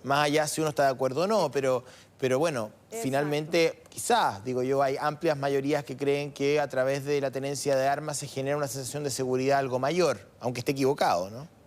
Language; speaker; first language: Spanish; native; Spanish